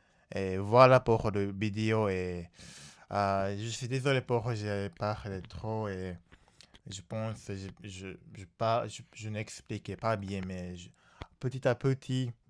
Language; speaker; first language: French; non-native, learner; Japanese